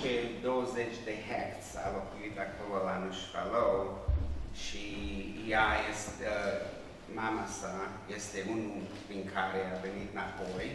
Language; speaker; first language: Romanian; non-native, local second language; Hungarian